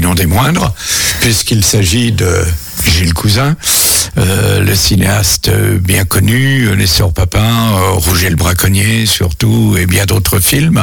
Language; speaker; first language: French; native; French